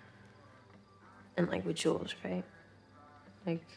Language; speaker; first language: English; native; English